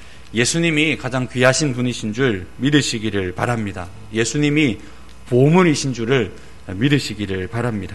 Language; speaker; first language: Korean; native; Korean